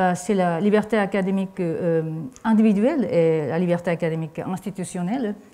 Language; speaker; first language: French; non-native, fluent; Japanese